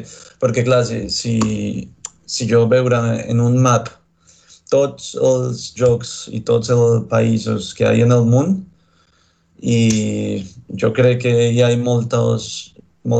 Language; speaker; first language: Catalan; non-native, learner; Spanish